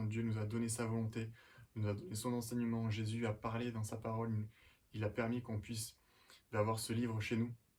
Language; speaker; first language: French; native; French